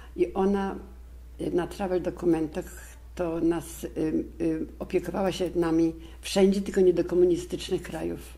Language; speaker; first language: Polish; native; Polish